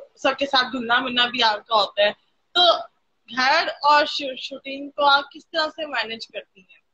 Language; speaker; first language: Urdu; native; Urdu